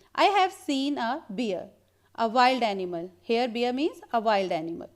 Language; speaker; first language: English; non-native, local second language; Punjabi